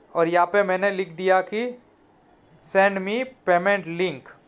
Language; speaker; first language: Hindi; non-native, local second language; Gujarati